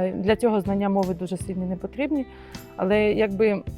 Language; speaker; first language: Ukrainian; native; Ukrainian